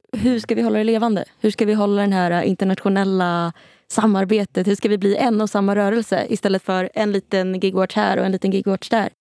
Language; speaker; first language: Swedish; native; Swedish